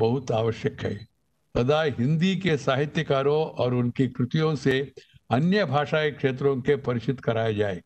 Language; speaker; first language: Hindi; non-native, local second language; Telugu